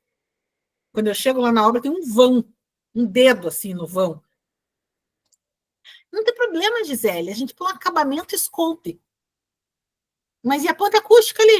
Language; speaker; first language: Portuguese; native; Portuguese